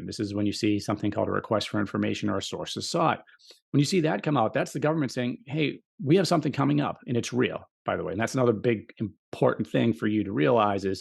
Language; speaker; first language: English; native; English